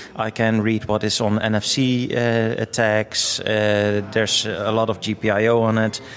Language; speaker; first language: English; non-native, fluent; Dutch